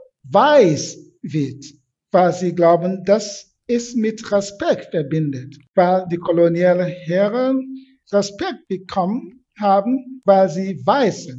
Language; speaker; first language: German; non-native, fluent; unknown